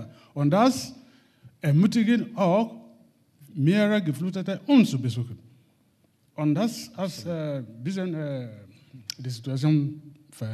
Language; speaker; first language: German; non-native, learner; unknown